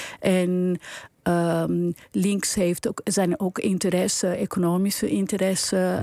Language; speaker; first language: Dutch; non-native, fluent; Portuguese